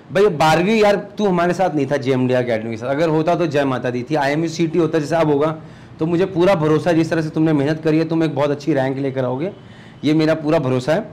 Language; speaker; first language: Hindi; native; Hindi